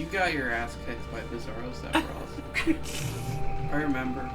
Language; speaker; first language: English; native; English